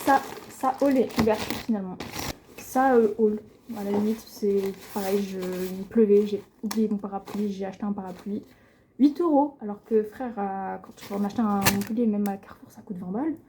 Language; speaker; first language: French; native; French